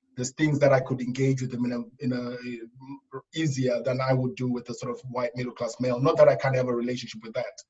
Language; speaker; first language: English; non-native, local second language; Shona